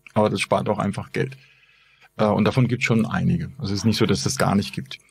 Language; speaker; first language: German; native; German